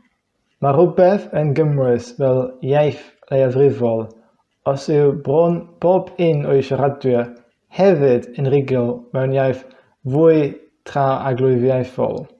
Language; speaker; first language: Welsh; non-native, fluent; English